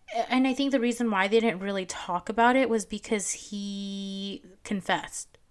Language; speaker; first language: English; non-native, local second language; Filipino